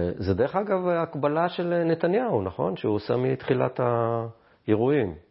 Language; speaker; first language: Hebrew; native; Hebrew